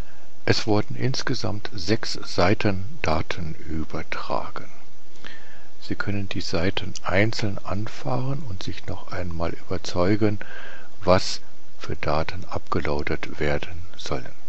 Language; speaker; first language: German; native; German